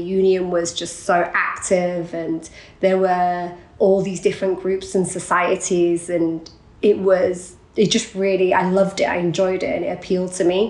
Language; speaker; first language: English; native; English